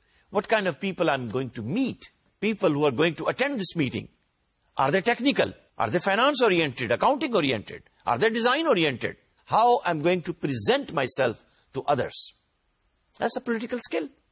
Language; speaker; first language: English; non-native, local second language; Urdu